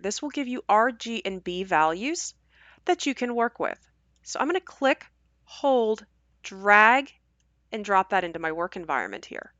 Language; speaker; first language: English; native; English